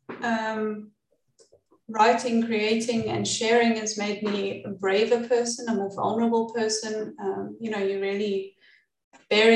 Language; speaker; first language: English; native; English